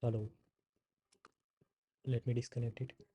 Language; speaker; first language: English; non-native, fluent; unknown